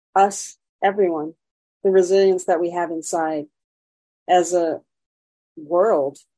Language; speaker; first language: English; native; English